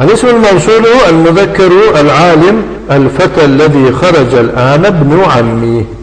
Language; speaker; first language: Arabic; non-native, fluent; Tajik